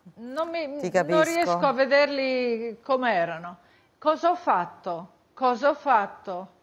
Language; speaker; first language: Italian; native; Italian